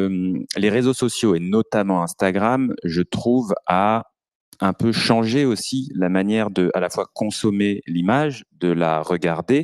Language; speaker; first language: French; native; French